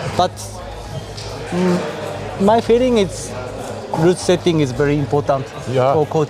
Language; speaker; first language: English; non-native, learner; Japanese